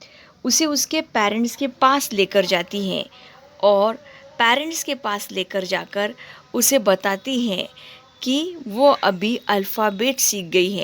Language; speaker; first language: Hindi; native; Hindi